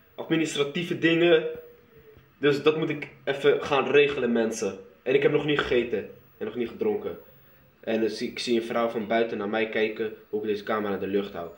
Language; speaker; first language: Dutch; early bilingual, other home language; Arabic